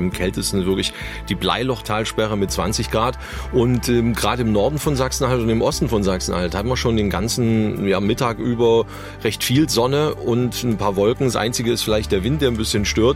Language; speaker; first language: German; native; German